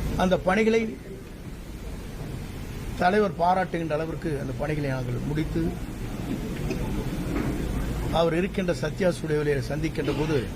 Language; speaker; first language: Tamil; native; Tamil